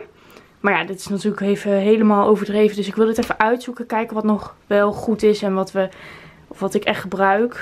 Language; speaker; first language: Dutch; native; Dutch